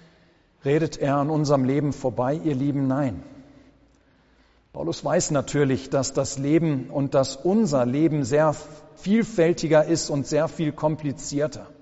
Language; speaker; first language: German; native; German